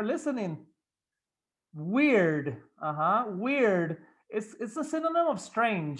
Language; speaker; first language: English; non-native, fluent; Spanish